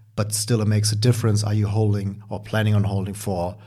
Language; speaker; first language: English; non-native, fluent; German